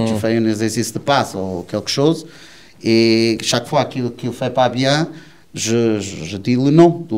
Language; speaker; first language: French; non-native, learner; Portuguese